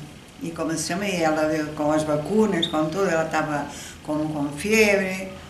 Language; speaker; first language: Portuguese; early bilingual, heritage; Spanish